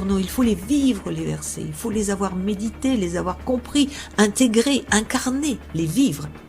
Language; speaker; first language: French; native; French